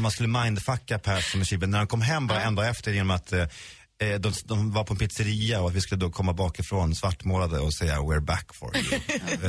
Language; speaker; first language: Swedish; native; Swedish